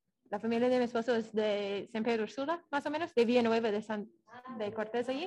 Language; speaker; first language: Spanish; non-native, learner; English